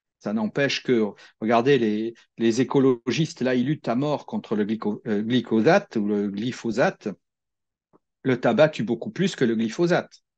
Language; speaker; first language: French; native; French